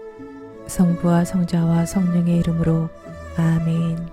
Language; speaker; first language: Korean; native; Korean